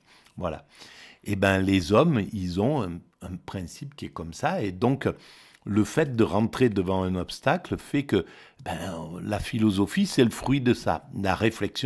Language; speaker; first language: French; native; French